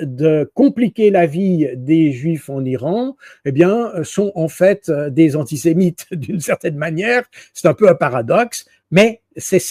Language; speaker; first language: French; native; French